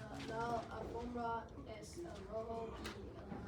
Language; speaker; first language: Spanish; non-native, learner; English